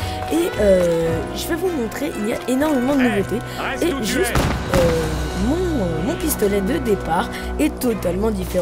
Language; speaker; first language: French; native; French